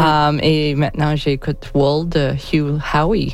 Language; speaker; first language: French; non-native, learner; English